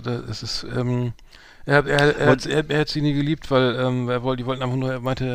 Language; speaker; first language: German; native; German